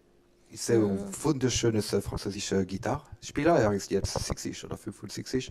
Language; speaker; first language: German; non-native, learner; French